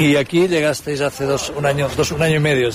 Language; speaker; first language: Spanish; native; Spanish